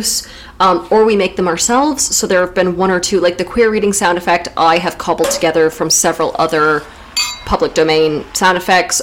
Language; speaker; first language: English; native; English